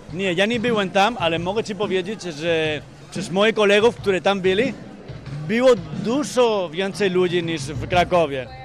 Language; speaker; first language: Polish; non-native, fluent; Spanish